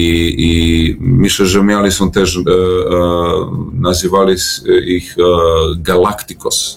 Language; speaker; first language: Polish; non-native, learner; Serbian